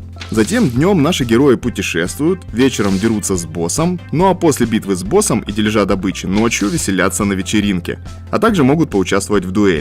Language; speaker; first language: Russian; native; Russian